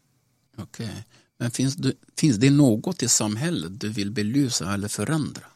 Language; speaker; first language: Swedish; non-native, fluent; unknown